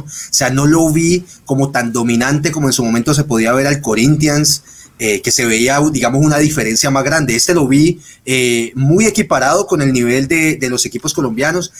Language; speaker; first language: Spanish; native; Spanish